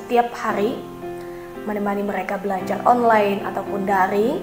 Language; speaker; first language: Indonesian; non-native, local second language; Nias